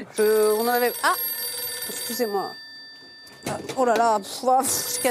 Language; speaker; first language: French; native; French